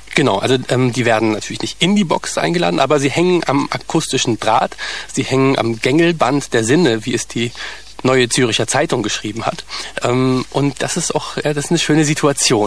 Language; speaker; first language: German; native; German